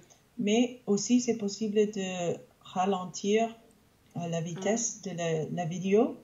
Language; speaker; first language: French; non-native, local second language; English